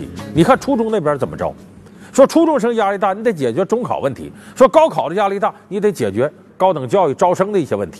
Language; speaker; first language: Chinese; native; Chinese